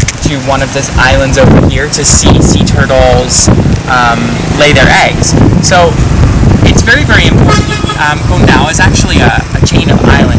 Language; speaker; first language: English; native; English